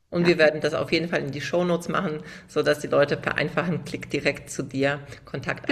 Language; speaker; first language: German; native; German